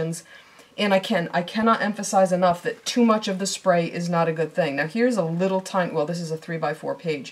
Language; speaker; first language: English; native; English